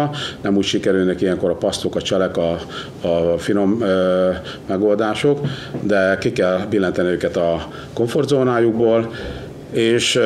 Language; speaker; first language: Hungarian; native; Hungarian